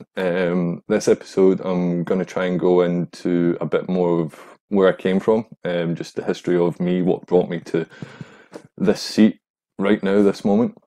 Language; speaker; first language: English; native; English